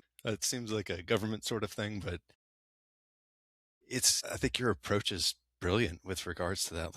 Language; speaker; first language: English; native; English